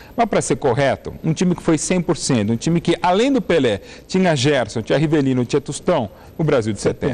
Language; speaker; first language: Portuguese; native; Portuguese